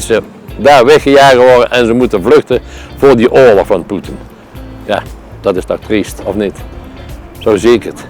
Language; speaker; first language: Dutch; native; Dutch